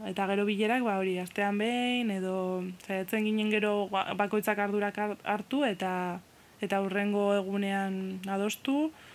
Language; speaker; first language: Basque; non-native, fluent; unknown